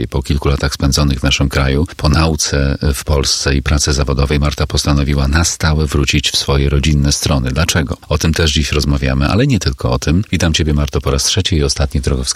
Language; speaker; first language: Polish; native; Polish